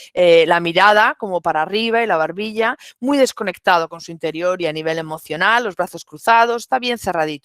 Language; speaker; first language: Spanish; native; Spanish